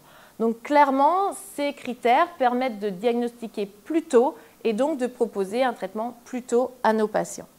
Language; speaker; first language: French; native; French